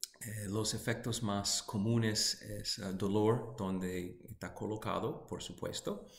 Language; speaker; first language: Spanish; non-native, fluent; English